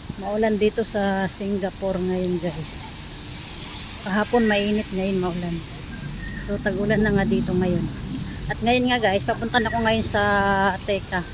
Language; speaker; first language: Filipino; non-native, local second language; Cebuano